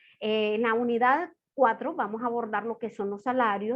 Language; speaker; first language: Spanish; native; Spanish